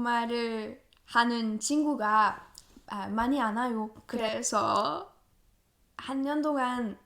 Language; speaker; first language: Korean; non-native, learner; French